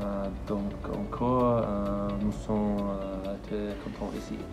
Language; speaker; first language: French; non-native, learner; English